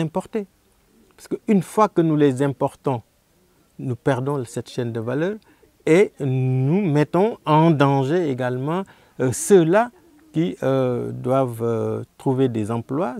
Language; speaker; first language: French; non-native, local second language; Wolof